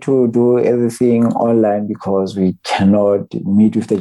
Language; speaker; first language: English; non-native, local second language; Southern Sotho